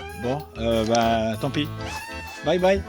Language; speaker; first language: French; native; French